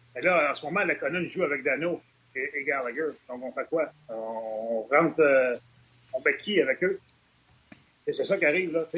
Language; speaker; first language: French; native; French